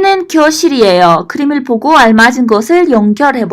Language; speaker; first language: Korean; non-native, fluent; Persian